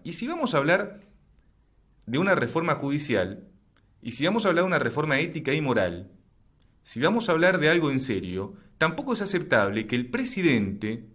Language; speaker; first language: Spanish; native; Spanish